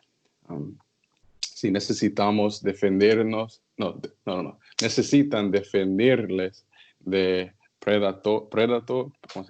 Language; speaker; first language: Spanish; non-native, learner; English